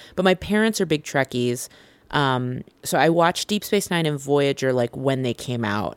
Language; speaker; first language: English; native; English